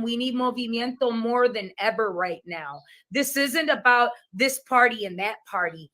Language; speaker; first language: English; native; English